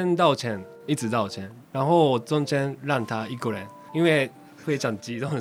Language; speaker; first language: Chinese; non-native, fluent; Japanese